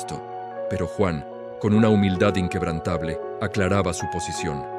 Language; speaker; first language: Spanish; native; Spanish